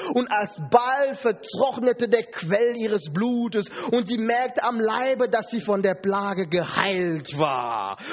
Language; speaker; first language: German; non-native, fluent; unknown